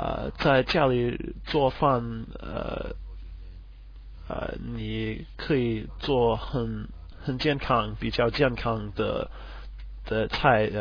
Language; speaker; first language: Chinese; non-native, learner; English